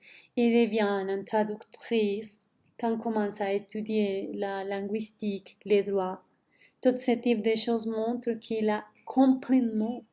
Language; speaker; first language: French; non-native, learner; Spanish